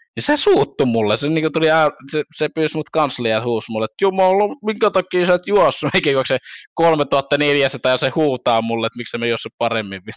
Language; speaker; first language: Finnish; early bilingual, other home language; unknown